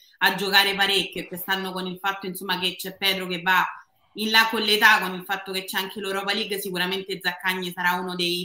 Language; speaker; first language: Italian; native; Italian